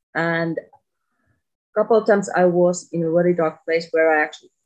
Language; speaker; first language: English; non-native, fluent; Finnish